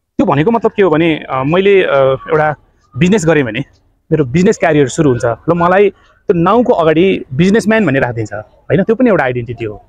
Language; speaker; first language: Nepali; non-native, local second language; Newari